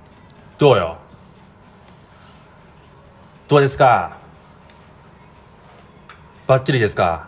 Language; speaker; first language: Japanese; native; Japanese